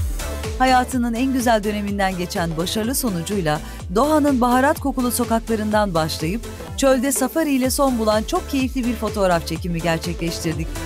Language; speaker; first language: Turkish; native; Turkish